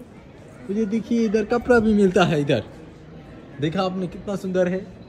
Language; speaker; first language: Hindi; non-native, learner; Bangla